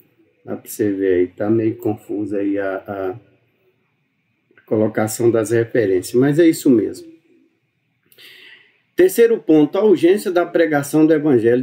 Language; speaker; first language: Portuguese; native; Portuguese